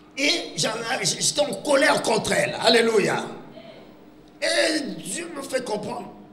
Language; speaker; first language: French; non-native, local second language; Lingala